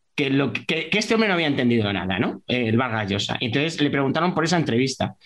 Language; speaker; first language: Spanish; native; Spanish